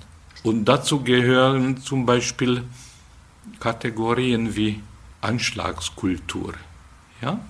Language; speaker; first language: German; non-native, fluent; Hungarian